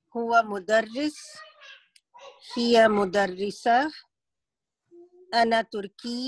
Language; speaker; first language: Arabic; non-native, learner; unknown